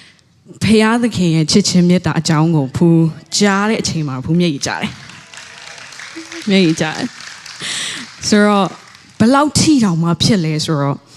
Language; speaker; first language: Burmese; non-native, local second language; Tedim Chin